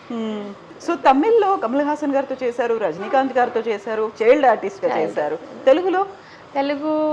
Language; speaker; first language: Telugu; native; Telugu